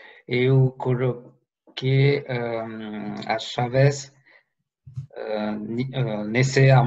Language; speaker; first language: Portuguese; non-native, learner; French